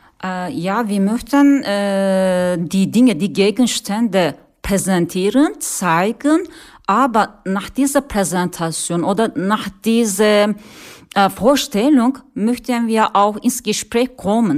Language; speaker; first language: German; non-native, learner; Turkish